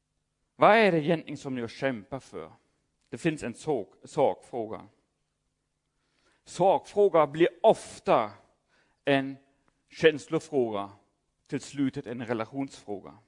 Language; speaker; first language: Swedish; non-native, fluent; German